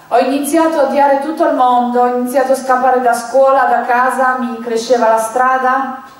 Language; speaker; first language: Italian; non-native, fluent; Polish